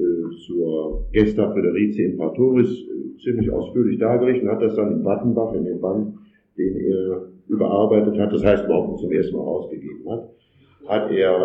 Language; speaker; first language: German; native; German